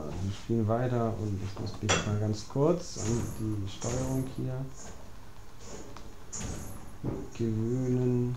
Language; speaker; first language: German; native; German